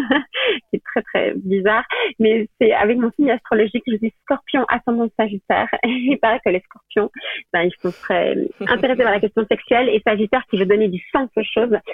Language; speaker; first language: French; native; French